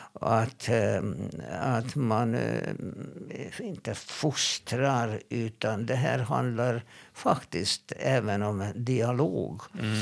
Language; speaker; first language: Swedish; non-native, fluent; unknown